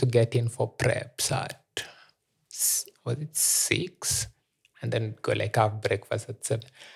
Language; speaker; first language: English; non-native, local second language; Meru